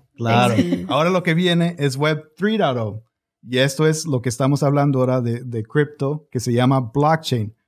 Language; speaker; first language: Spanish; early bilingual, heritage; Spanish